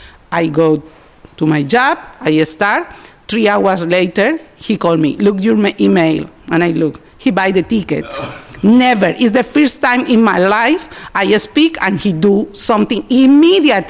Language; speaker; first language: English; non-native, learner; Spanish